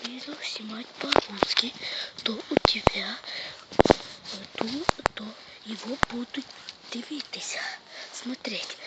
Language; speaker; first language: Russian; non-native, local second language; Ukrainian